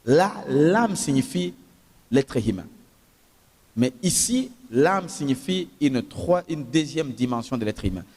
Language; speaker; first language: French; non-native, local second language; Swahili